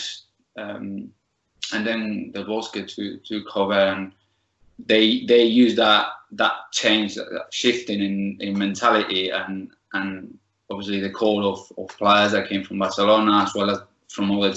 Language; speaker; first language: English; non-native, fluent; Spanish